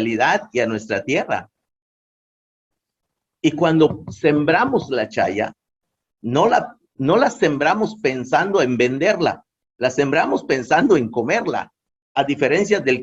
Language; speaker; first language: Spanish; non-native, local second language; Yucateco